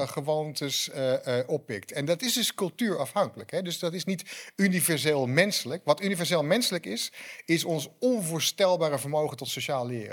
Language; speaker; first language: Dutch; native; Dutch